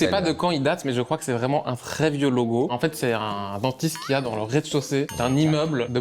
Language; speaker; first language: French; native; French